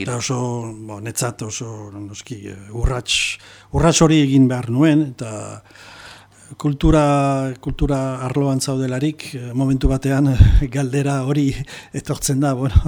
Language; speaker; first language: Basque; non-native, local second language; French